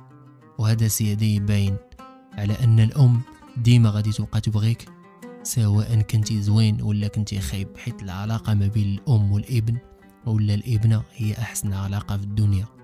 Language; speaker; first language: Arabic; native; Arabic